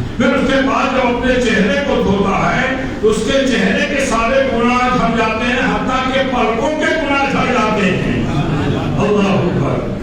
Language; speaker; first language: Urdu; native; Urdu